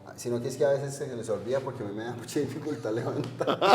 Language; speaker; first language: Spanish; native; Spanish